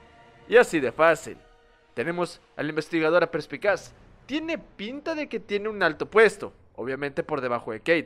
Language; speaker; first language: Spanish; native; Spanish